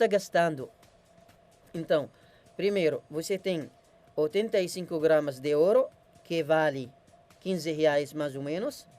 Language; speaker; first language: Portuguese; non-native, learner; Arabic